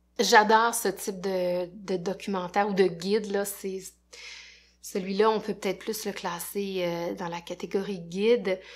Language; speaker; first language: French; native; French